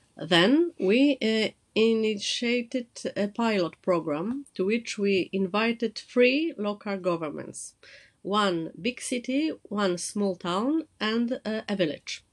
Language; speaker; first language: English; non-native, fluent; Polish